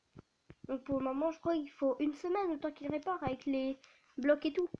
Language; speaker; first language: French; native; French